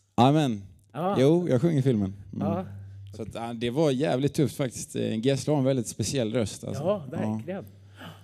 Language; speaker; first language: Swedish; native; Swedish